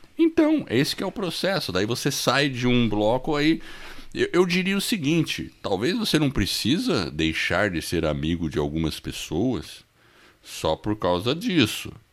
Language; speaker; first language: Portuguese; non-native, fluent; English